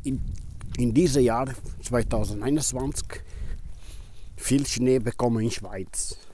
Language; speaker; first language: German; non-native, learner; Portuguese